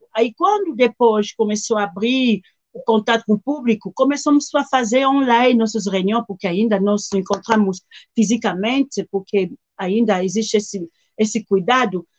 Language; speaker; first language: Portuguese; non-native, fluent; Lingala